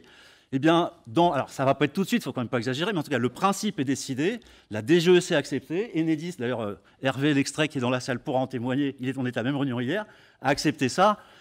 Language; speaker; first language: French; native; French